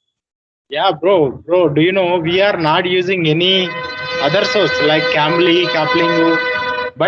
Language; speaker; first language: English; non-native, learner; Telugu